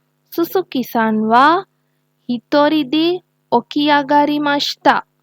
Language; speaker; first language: Japanese; non-native, learner; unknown